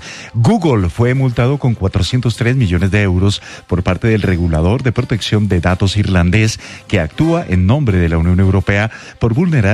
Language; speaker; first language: Spanish; native; Spanish